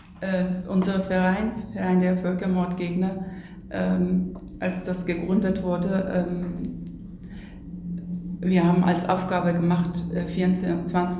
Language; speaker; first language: German; non-native, fluent; Turkish